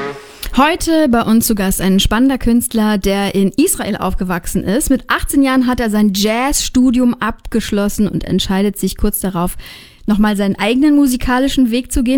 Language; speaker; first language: German; native; German